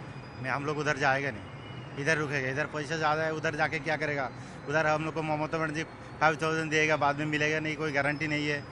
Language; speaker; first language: Hindi; non-native, local second language; Bangla